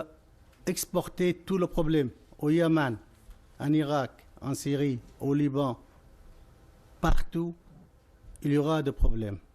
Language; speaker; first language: French; non-native, fluent; Arabic